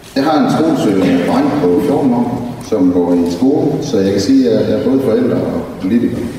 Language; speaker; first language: Danish; native; Danish